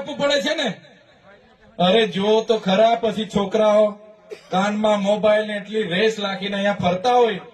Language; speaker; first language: Gujarati; non-native, local second language; Vasavi